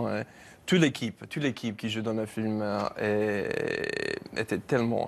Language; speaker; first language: French; non-native, learner; English